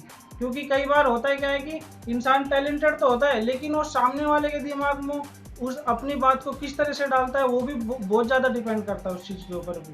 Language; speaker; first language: Hindi; native; Hindi